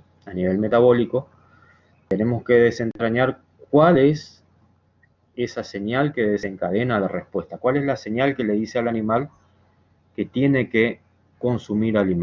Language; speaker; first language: Spanish; native; Spanish